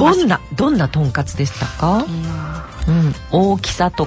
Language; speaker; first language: Japanese; native; Japanese